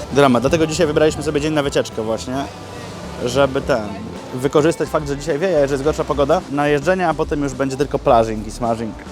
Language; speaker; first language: Polish; native; Polish